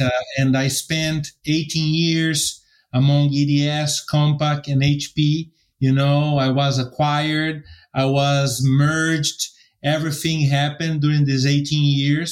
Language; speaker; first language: English; non-native, fluent; Portuguese